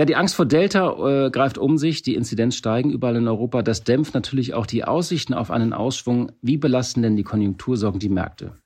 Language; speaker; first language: German; native; German